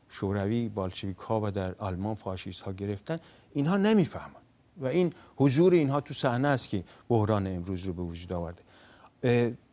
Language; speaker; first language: Persian; native; Persian